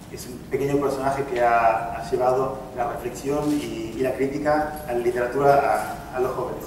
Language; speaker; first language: Spanish; native; Spanish